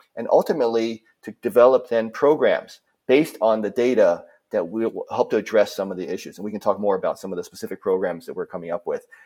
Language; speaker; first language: English; native; English